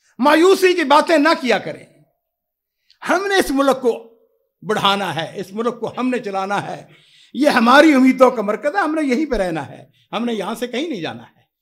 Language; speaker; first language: Urdu; non-native, local second language; Punjabi